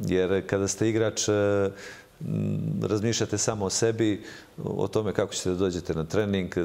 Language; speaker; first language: Serbian; native; Serbian